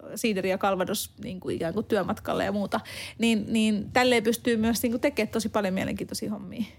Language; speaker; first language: Finnish; non-native, fluent; Hungarian